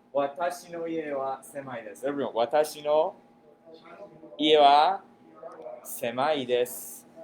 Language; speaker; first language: Japanese; non-native, fluent; English